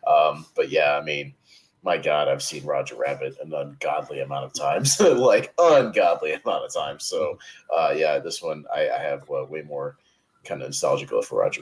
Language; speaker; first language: English; native; English